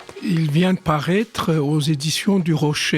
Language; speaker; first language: French; non-native, fluent; Turkish